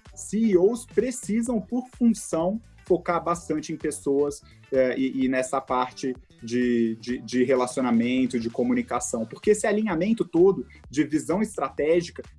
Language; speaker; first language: Portuguese; native; Portuguese